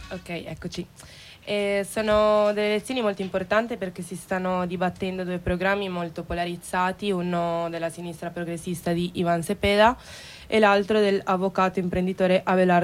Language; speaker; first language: Italian; non-native, fluent; Spanish